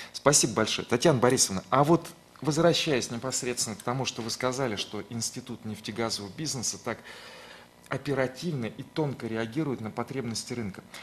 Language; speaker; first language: Russian; native; Russian